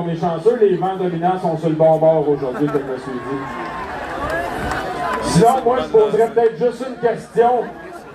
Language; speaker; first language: French; native; French